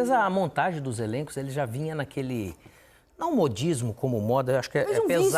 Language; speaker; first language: Portuguese; native; Portuguese